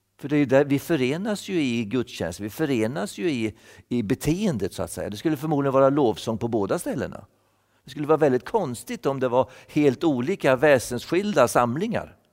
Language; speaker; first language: Swedish; native; Swedish